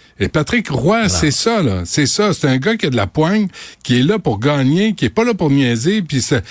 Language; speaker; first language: French; native; French